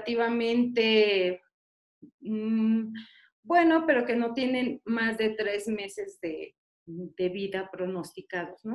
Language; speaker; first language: Spanish; native; Spanish